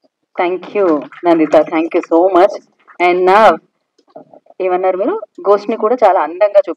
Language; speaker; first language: Telugu; native; Telugu